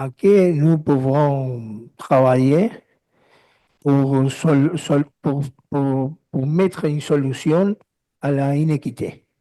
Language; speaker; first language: French; non-native, learner; Spanish